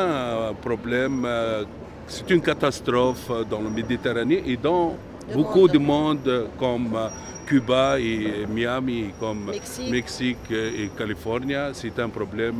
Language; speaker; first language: French; non-native, local second language; Arabic